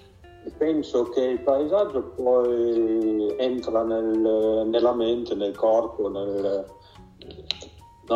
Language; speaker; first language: Italian; non-native, fluent; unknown